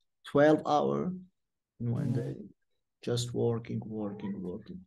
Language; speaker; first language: English; non-native, fluent; Arabic